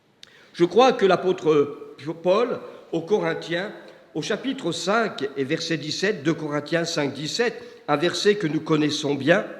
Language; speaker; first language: French; native; French